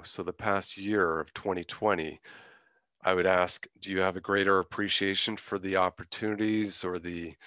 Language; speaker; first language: English; native; English